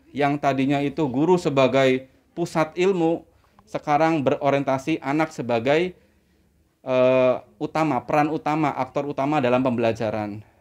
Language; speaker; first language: Indonesian; native; Indonesian